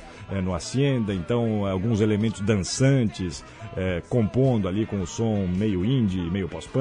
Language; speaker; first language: Portuguese; native; Portuguese